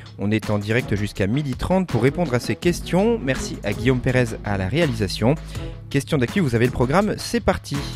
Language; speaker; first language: French; native; French